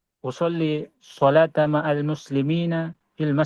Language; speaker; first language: Arabic; non-native, learner; Indonesian